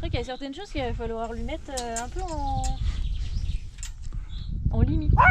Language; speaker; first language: French; native; French